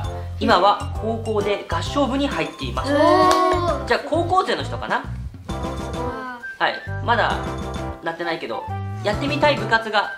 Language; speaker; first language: Japanese; native; Japanese